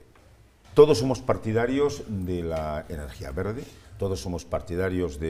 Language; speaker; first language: Spanish; native; Spanish